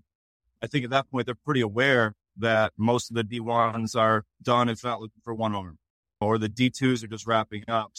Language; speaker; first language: English; native; English